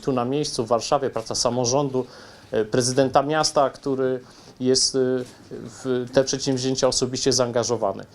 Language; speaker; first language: Polish; native; Polish